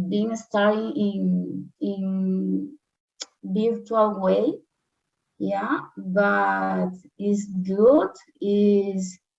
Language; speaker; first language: English; non-native, learner; Spanish